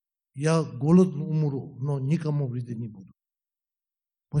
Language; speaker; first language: Russian; non-native, learner; Tibetan